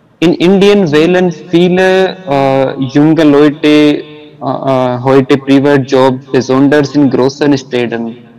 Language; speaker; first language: German; non-native, learner; Hindi